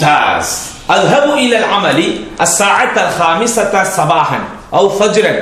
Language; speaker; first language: Arabic; non-native, fluent; Tamil